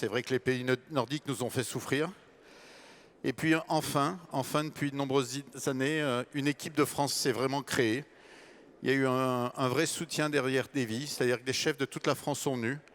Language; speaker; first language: French; native; French